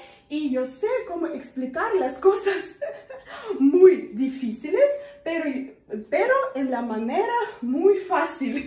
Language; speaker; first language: Spanish; non-native, learner; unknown